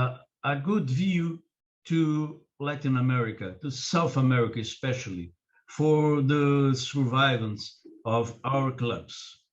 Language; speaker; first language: English; non-native, learner; Portuguese